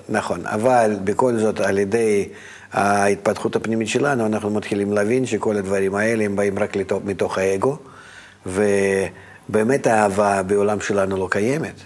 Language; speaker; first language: Hebrew; non-native, fluent; Russian